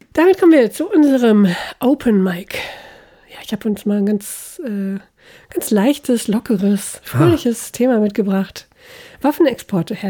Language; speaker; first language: German; native; German